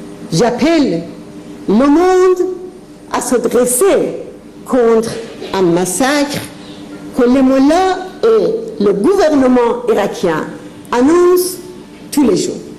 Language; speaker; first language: French; non-native, fluent; Persian